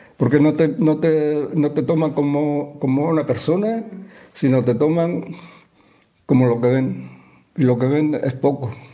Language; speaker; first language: Spanish; native; Spanish